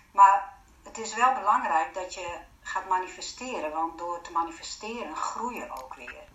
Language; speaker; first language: Dutch; non-native, fluent; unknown